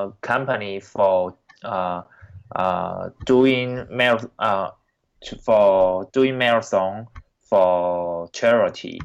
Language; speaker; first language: English; non-native, learner; Chinese